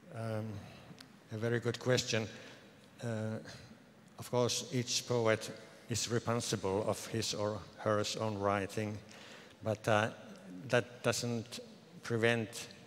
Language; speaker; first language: English; non-native, fluent; Finnish